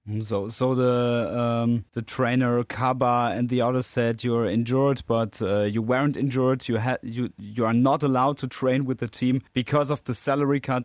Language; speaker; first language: English; non-native, fluent; German